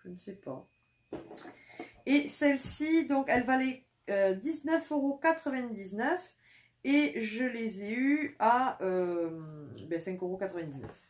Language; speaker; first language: French; native; French